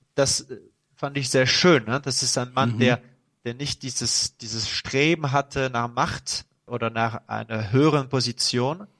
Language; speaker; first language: German; non-native, fluent; French